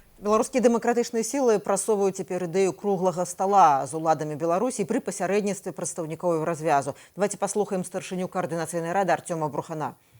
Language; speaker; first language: Belarusian; native; Belarusian